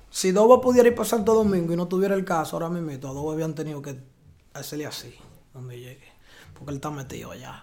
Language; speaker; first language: Spanish; early bilingual, heritage; Spanish